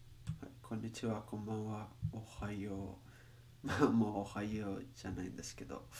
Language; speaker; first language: Japanese; non-native, learner; English